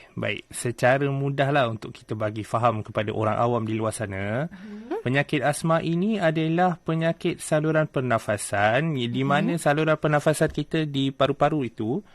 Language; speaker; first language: Malay; native; Malay